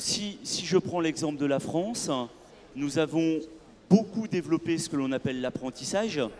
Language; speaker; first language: French; native; French